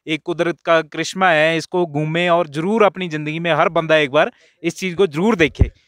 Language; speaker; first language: Hindi; native; Hindi